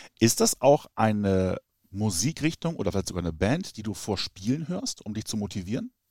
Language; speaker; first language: German; native; German